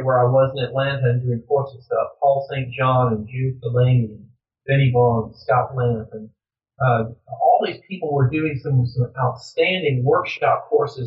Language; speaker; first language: English; native; English